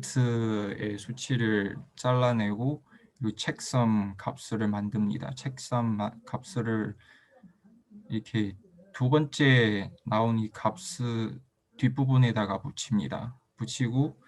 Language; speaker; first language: Korean; non-native, fluent; Chinese